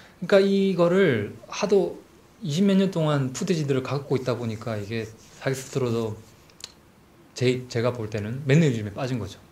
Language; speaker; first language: Korean; native; Korean